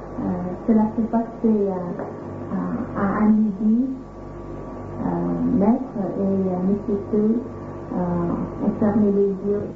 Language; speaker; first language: French; non-native, fluent; Vietnamese